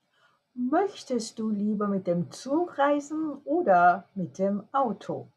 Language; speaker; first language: German; non-native, fluent; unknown